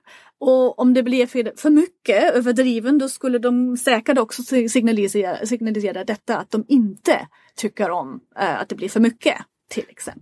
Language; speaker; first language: Swedish; non-native, fluent; German